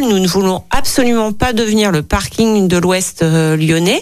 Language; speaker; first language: French; native; French